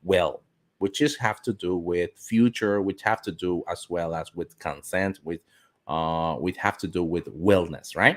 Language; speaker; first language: English; non-native, fluent; Spanish